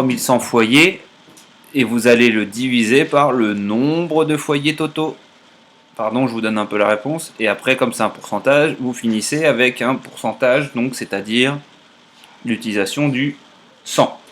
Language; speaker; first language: French; native; French